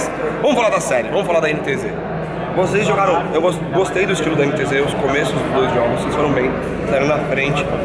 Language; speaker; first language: Portuguese; native; Portuguese